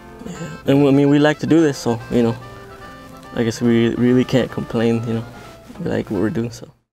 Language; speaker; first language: English; early bilingual, other home language; Spanish